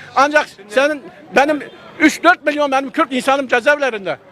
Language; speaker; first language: Turkish; non-native, local second language; Kurdish